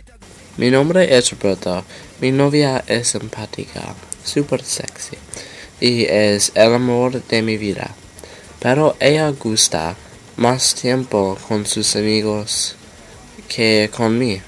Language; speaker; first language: Spanish; non-native, learner; English